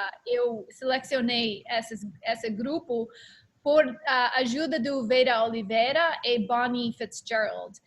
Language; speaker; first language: Portuguese; non-native, learner; English